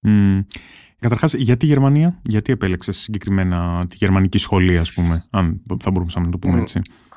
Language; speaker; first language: Greek; native; Greek